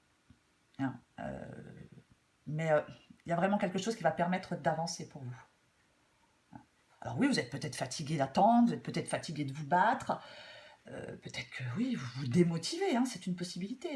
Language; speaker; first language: French; native; French